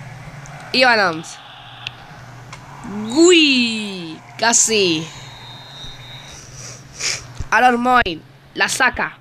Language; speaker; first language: Spanish; native; Spanish